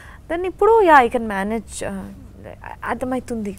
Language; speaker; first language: Telugu; non-native, learner; Bangla